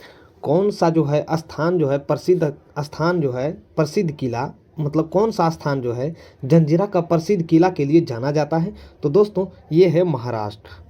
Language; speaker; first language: Hindi; native; Hindi